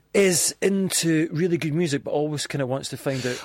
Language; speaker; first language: English; native; English